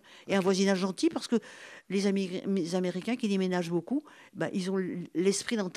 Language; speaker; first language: French; native; French